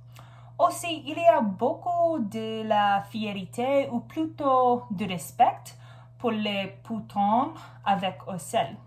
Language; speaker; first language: French; non-native, learner; English